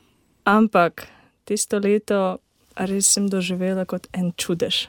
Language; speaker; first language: Slovenian; non-native, learner; Ukrainian